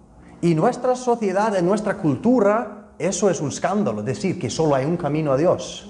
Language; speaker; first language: Spanish; non-native, fluent; Icelandic